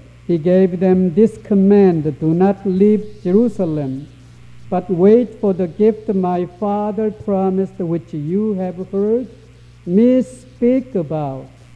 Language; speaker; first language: English; non-native, fluent; Korean